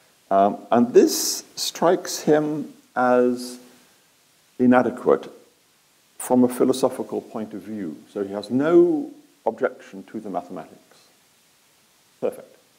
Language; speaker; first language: English; native; English